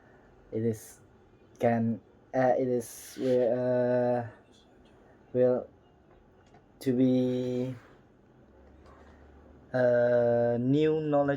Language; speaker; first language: English; non-native, learner; Indonesian